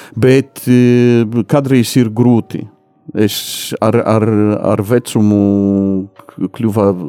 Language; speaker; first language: Latvian; non-native, fluent; Polish